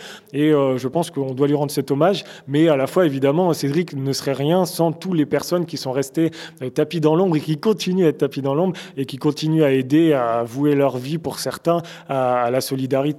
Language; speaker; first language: French; native; French